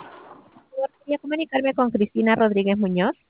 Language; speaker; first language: Spanish; native; Spanish